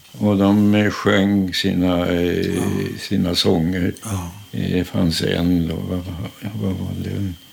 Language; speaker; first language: Swedish; early bilingual, other home language; German